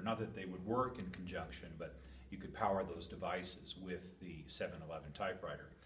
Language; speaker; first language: English; native; English